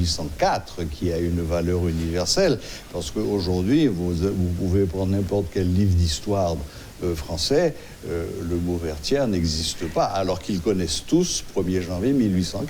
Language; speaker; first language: French; non-native, local second language; Haitian Creole